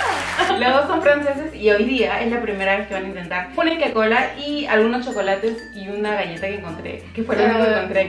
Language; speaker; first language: Spanish; native; Spanish